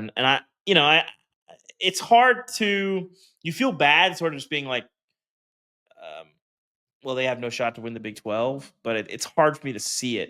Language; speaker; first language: English; native; English